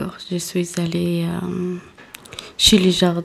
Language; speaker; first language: French; non-native, learner; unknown